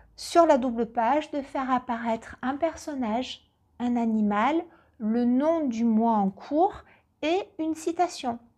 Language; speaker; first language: French; native; French